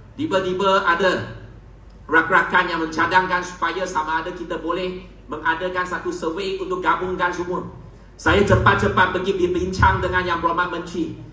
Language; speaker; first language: Malay; non-native, local second language; Chinese